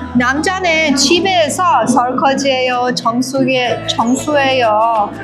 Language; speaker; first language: Korean; non-native, learner; Persian